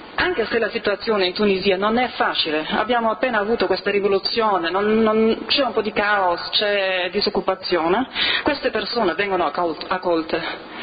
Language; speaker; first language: Italian; non-native, fluent; Arabic